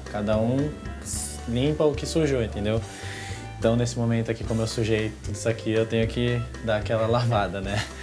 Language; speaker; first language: Portuguese; native; Portuguese